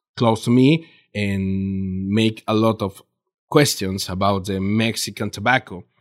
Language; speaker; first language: English; non-native, learner; Spanish